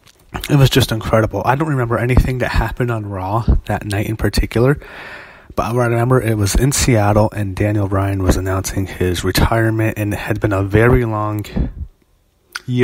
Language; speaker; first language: English; native; English